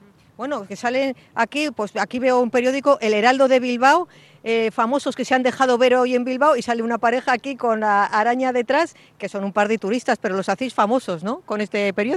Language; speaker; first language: Spanish; native; Spanish